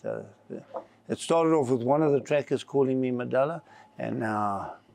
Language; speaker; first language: English; native; English